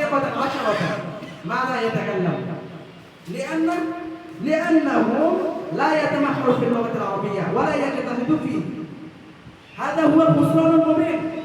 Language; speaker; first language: Arabic; non-native, fluent; Bangla